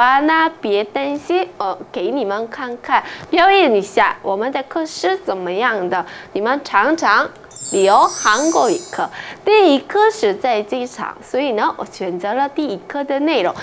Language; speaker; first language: Chinese; non-native, fluent; Korean